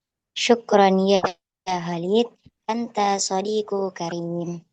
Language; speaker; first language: Arabic; non-native, learner; Indonesian